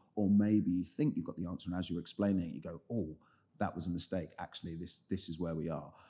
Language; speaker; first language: English; native; English